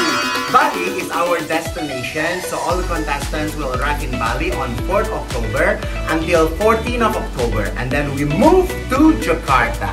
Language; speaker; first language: English; non-native, fluent; Indonesian